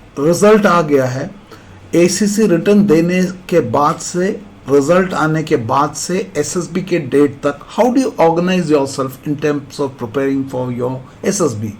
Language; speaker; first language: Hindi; non-native, local second language; Malayalam